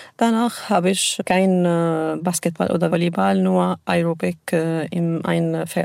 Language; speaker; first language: German; non-native, learner; Arabic